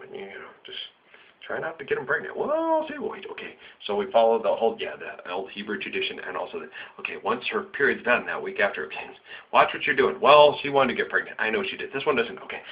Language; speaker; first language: English; native; English